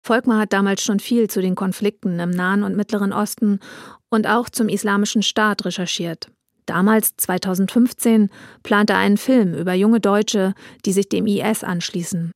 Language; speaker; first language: German; native; German